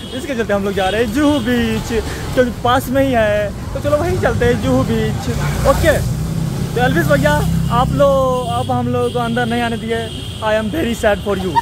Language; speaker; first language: Hindi; native; Hindi